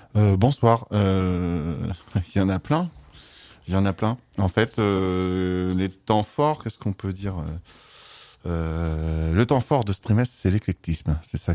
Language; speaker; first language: French; native; French